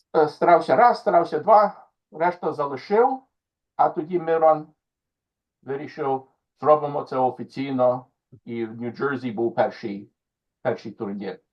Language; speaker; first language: Ukrainian; early bilingual, heritage; Ukrainian